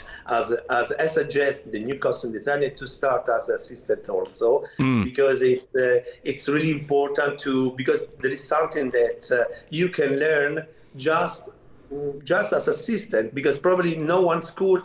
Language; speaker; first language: English; non-native, fluent; Italian